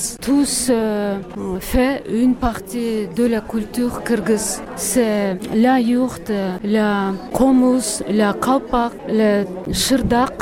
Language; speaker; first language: French; non-native, learner; Kyrgyz